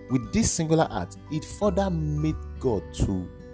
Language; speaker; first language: English; non-native, local second language; Bini